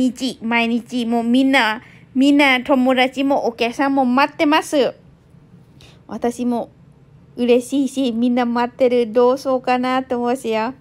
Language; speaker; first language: Japanese; non-native, learner; Thai